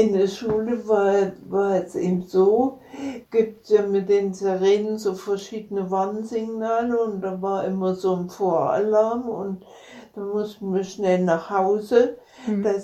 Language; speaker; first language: German; native; German